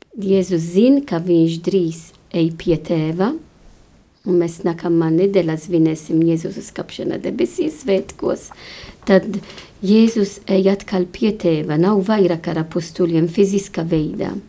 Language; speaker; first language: Latvian; non-native, fluent; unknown